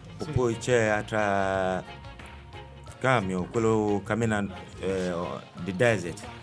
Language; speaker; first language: Italian; non-native, learner; Akan